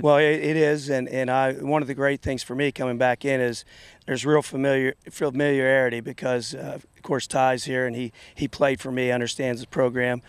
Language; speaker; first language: English; native; English